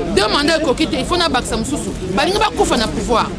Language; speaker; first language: French; non-native, local second language; Lingala